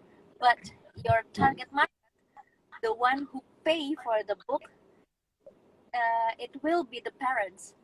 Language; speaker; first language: English; non-native, fluent; Indonesian